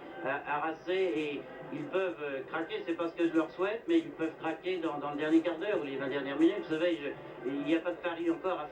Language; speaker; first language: French; native; French